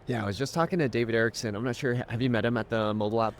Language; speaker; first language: English; native; English